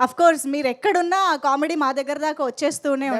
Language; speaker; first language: Telugu; native; Telugu